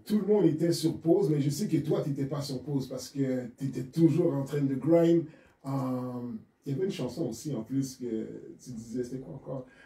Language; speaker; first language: French; native; French